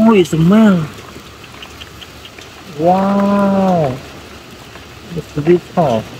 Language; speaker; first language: English; non-native, learner; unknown